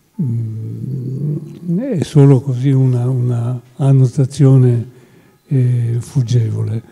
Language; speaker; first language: Italian; non-native, fluent; Hungarian